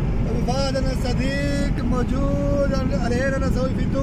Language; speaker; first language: Arabic; non-native, learner; Urdu